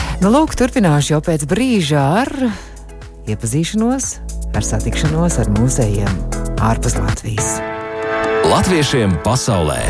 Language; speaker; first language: Latvian; native; Latvian